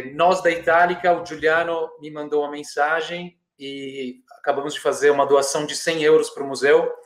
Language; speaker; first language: Portuguese; non-native, fluent; Italian